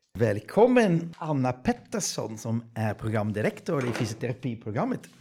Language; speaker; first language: Swedish; non-native, fluent; Dutch